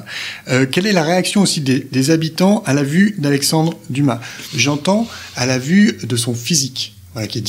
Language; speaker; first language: French; native; French